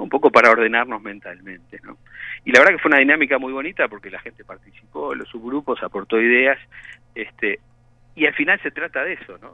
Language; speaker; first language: Spanish; native; Spanish